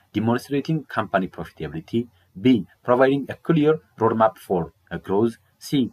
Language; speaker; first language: English; non-native, local second language; Amharic